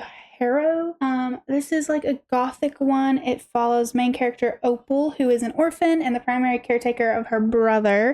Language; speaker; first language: English; native; English